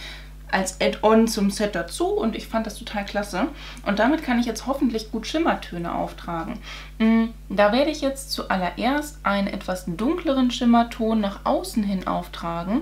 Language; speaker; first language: German; native; German